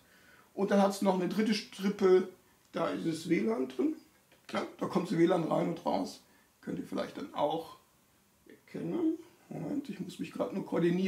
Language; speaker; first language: German; native; German